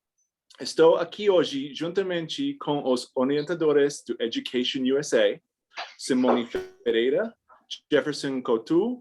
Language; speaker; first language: Portuguese; non-native, fluent; English